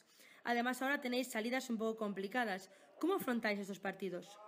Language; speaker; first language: Spanish; native; Spanish